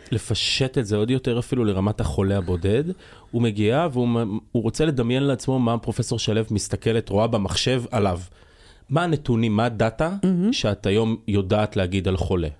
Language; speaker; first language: Hebrew; native; Hebrew